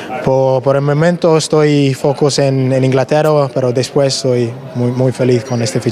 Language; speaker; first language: Spanish; non-native, learner; English